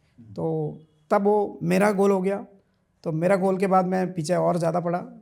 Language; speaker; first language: Hindi; non-native, local second language; Kannada